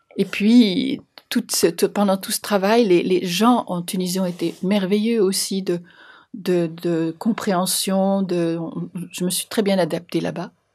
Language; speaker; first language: French; native; French